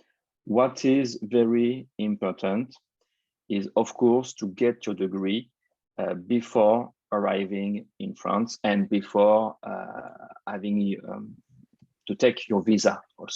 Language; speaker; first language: English; non-native, fluent; French